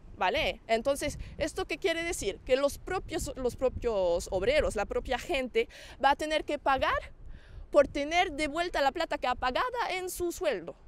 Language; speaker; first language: Spanish; non-native, fluent; French